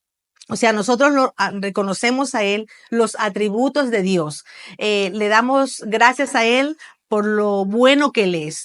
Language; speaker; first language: Spanish; native; Spanish